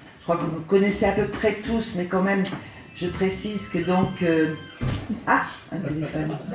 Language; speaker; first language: French; native; French